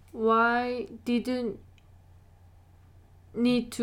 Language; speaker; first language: English; non-native, learner; Korean